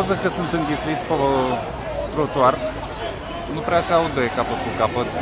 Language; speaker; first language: Romanian; native; Romanian